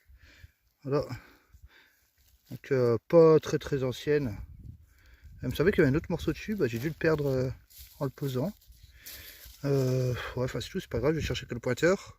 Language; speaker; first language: French; native; French